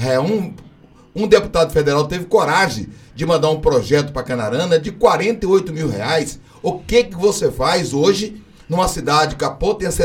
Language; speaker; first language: Portuguese; native; Portuguese